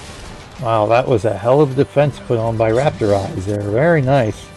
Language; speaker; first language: English; native; English